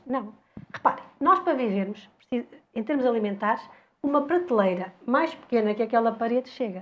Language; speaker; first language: Portuguese; native; Portuguese